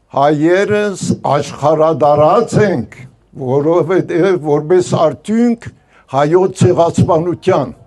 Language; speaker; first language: Armenian; non-native, local second language; Turkish